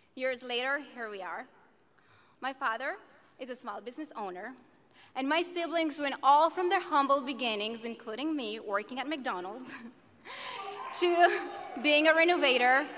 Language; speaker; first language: English; native; English